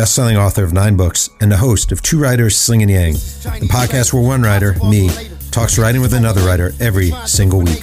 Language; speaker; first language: English; native; English